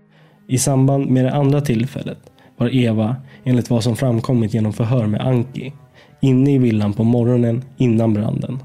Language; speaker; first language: Swedish; native; Swedish